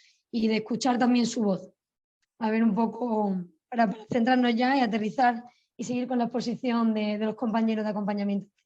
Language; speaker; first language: Spanish; native; Spanish